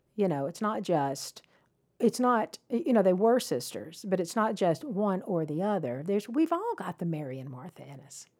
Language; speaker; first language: English; native; English